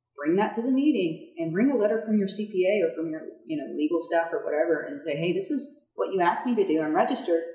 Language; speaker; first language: English; native; English